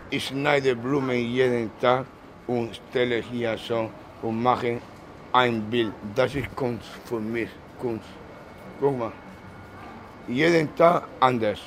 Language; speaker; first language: German; non-native, learner; Spanish